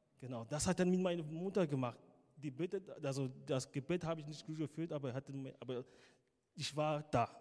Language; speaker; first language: German; non-native, fluent; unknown